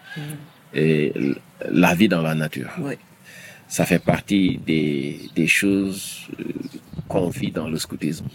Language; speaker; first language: French; non-native, local second language; Wolof